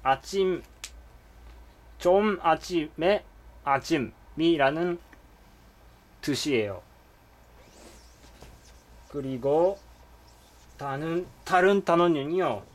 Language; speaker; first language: Korean; non-native, fluent; Japanese